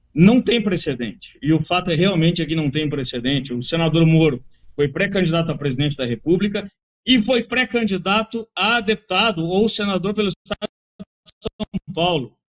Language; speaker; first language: Portuguese; native; Portuguese